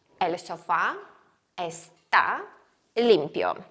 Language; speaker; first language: Spanish; non-native, fluent; Ukrainian